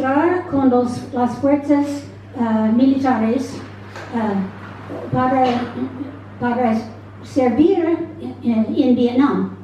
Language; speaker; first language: Spanish; non-native, fluent; English